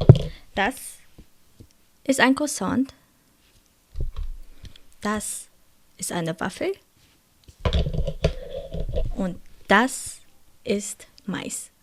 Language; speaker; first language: German; non-native, fluent; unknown